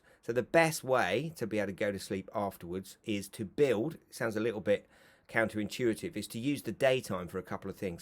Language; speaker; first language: English; native; English